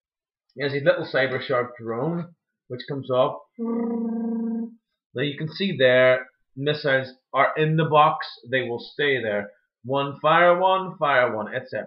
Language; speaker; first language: English; native; English